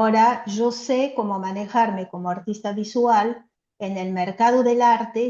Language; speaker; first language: Spanish; non-native, fluent; French